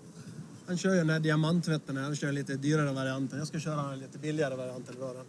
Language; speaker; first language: Swedish; native; Swedish